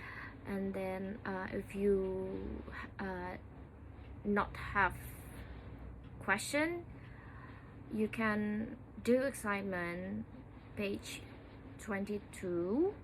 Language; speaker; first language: English; non-native, learner; Indonesian